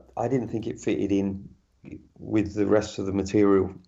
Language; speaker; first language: English; native; English